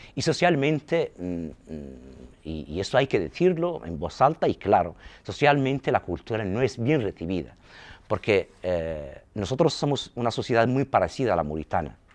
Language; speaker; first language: Spanish; non-native, local second language; Arabic